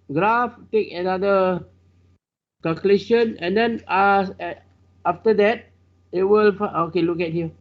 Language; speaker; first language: English; non-native, local second language; Malay